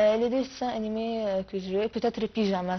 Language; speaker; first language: French; non-native, fluent; Arabic